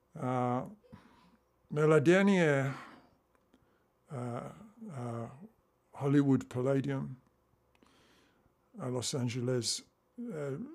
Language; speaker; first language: French; non-native, learner; English